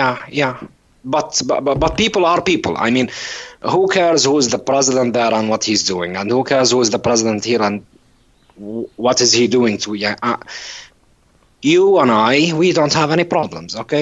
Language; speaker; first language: English; non-native, fluent; Arabic